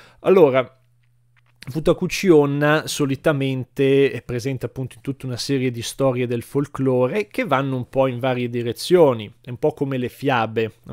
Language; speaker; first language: Italian; native; Italian